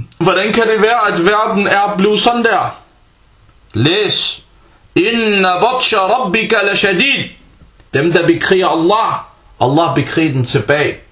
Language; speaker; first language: Danish; early bilingual, other home language; Arabic